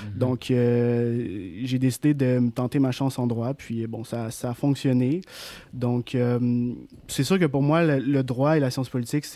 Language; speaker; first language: French; native; French